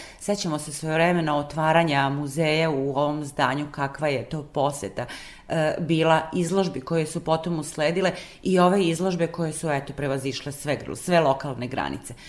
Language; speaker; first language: Serbian; native; Serbian